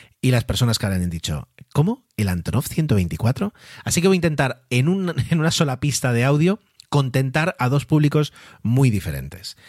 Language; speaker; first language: Spanish; native; Spanish